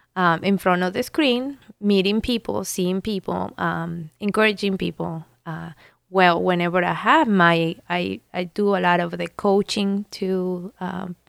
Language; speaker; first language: English; non-native, fluent; Spanish